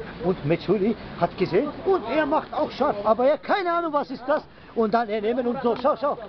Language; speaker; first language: German; non-native, learner; Kurdish